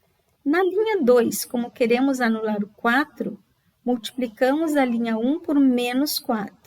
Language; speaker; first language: Portuguese; native; Portuguese